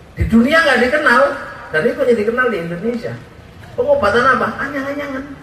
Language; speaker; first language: Indonesian; native; Indonesian